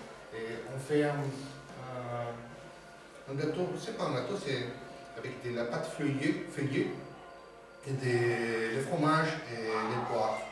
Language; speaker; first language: French; non-native, learner; Spanish